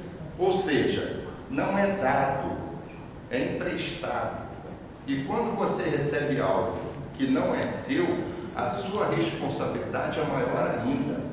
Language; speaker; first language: Portuguese; native; Portuguese